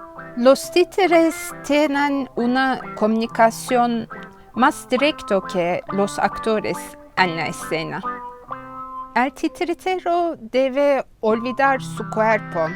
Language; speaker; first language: Spanish; non-native, fluent; Turkish